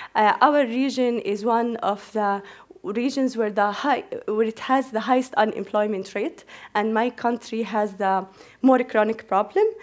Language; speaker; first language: English; non-native, fluent; Arabic